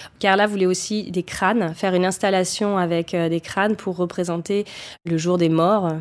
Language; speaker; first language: French; native; French